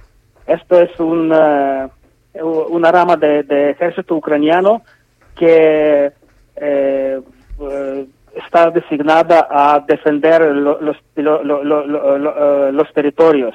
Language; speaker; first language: Spanish; non-native, fluent; Ukrainian